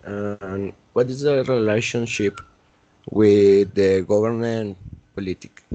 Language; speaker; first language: English; non-native, learner; Spanish